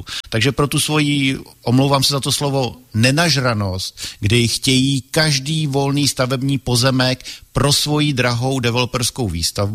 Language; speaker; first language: Czech; native; Czech